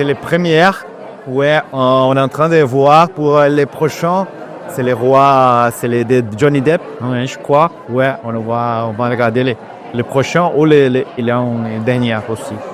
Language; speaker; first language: French; non-native, fluent; Portuguese